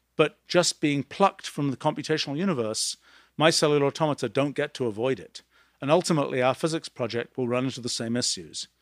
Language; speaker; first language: English; native; English